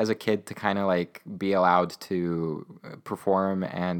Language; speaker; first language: English; non-native, fluent; Ukrainian